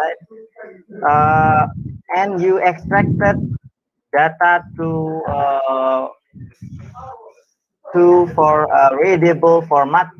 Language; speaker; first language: English; non-native, learner; Indonesian